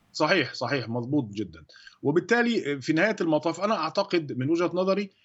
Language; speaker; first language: Arabic; non-native, fluent; Russian